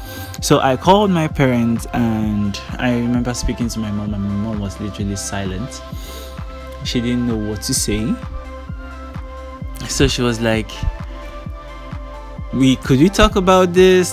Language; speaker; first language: English; non-native, local second language; Igbo